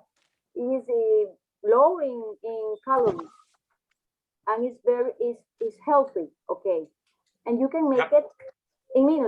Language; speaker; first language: English; non-native, fluent; Spanish